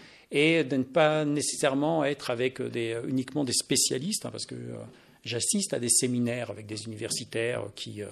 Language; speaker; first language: French; native; French